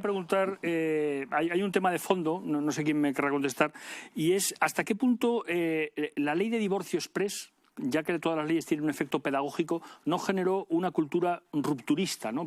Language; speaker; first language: Spanish; native; Spanish